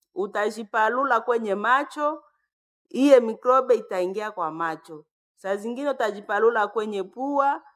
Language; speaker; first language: Swahili; native; Swahili